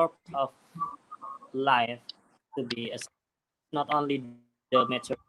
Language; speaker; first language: English; non-native, learner; Indonesian